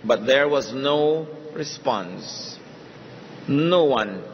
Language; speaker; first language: English; non-native, local second language; Filipino